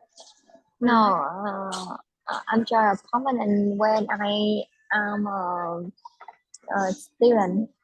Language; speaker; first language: English; non-native, learner; Vietnamese